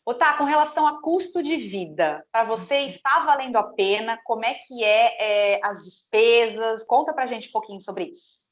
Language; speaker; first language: Portuguese; native; Portuguese